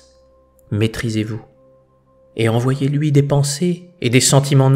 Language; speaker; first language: French; native; French